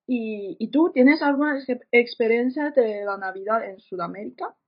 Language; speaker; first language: Spanish; non-native, fluent; Chinese